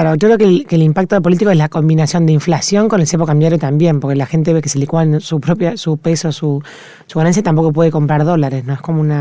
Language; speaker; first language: Spanish; native; Spanish